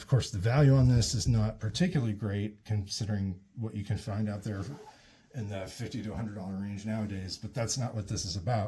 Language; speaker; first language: English; native; English